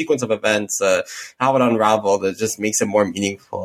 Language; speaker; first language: English; native; English